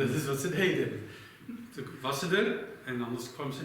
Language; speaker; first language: Dutch; native; Dutch